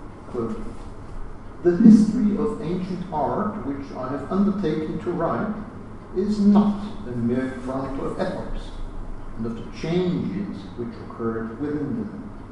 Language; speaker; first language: English; non-native, fluent; German